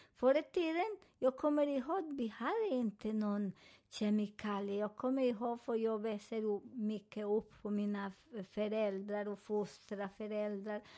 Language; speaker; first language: Swedish; non-native, fluent; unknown